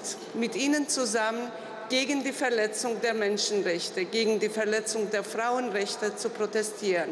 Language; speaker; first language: German; non-native, fluent; Georgian